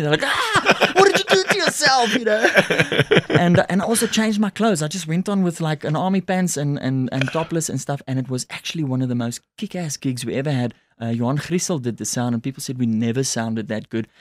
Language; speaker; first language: English; non-native, local second language; Afrikaans